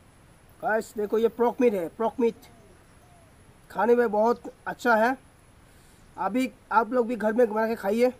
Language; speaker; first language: Hindi; non-native, local second language; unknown